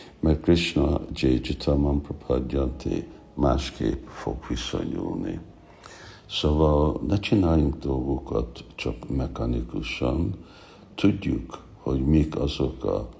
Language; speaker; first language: Hungarian; non-native, learner; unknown